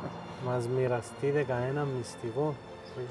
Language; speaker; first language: Greek; native; Greek